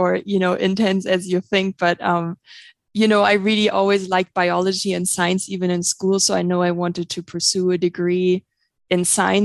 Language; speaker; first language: English; non-native, fluent; German